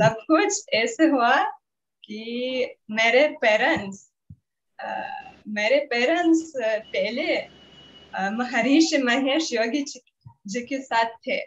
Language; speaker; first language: Hindi; non-native, learner; Russian